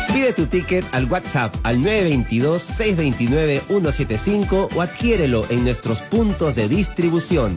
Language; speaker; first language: Spanish; native; Spanish